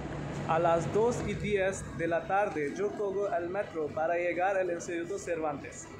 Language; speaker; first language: Spanish; non-native, learner; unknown